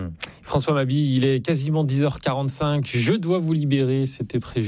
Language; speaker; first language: French; native; French